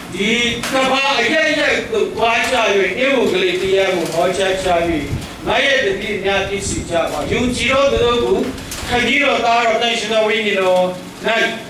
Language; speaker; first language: Burmese; non-native, local second language; Tedim Chin